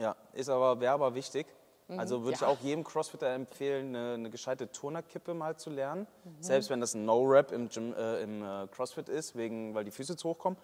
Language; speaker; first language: German; native; German